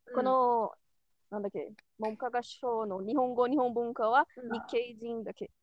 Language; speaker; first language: Japanese; non-native, learner; Portuguese